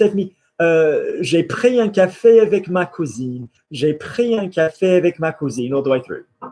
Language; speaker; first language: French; non-native, fluent; English